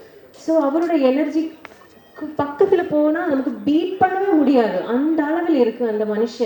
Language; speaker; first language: Tamil; non-native, learner; Malayalam